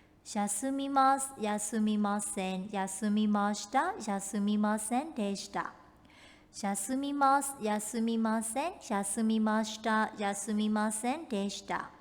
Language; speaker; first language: Japanese; non-native, fluent; Burmese